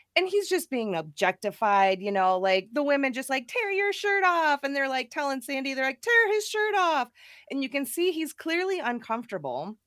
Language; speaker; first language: English; native; English